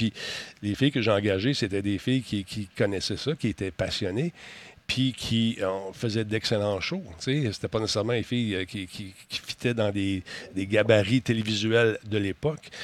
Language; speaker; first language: French; native; French